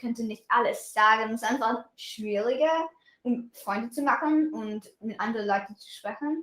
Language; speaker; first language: German; non-native, learner; English